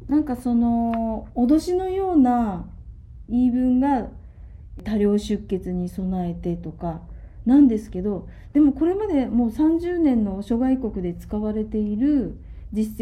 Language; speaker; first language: Japanese; native; Japanese